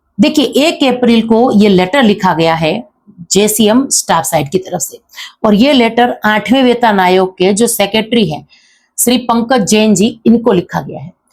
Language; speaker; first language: Hindi; native; Hindi